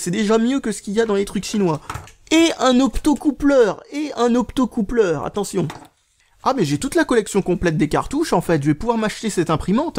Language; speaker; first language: French; native; French